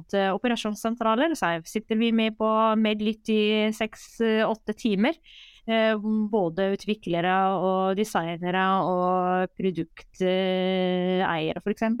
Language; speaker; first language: Norwegian; non-native, fluent; Arabic